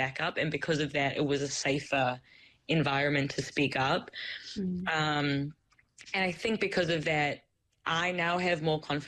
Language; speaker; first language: English; native; English